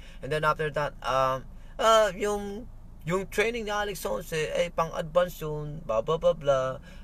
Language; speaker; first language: English; non-native, local second language; Filipino